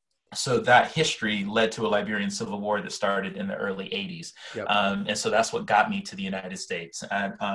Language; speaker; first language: English; native; English